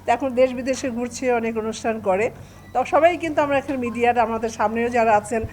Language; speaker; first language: Bangla; native; Bangla